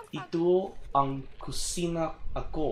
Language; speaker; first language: Filipino; non-native, learner; English